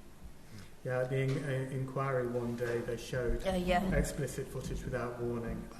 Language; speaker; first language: English; native; English